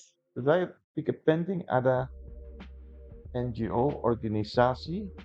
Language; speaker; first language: Indonesian; non-native, fluent; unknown